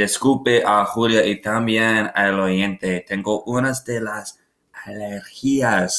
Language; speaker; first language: Spanish; non-native, learner; English